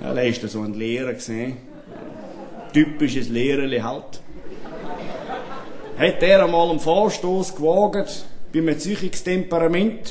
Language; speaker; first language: German; native; German